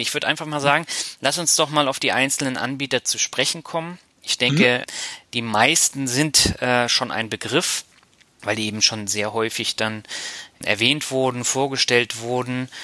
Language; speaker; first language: German; native; German